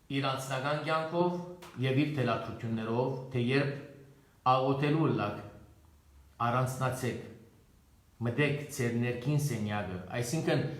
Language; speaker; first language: Armenian; native; Armenian